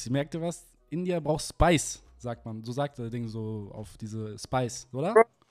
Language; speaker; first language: German; native; German